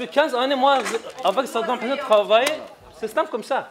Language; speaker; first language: French; non-native, learner; Arabic